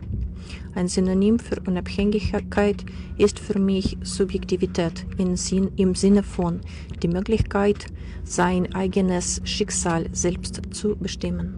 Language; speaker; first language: German; non-native, fluent; Ukrainian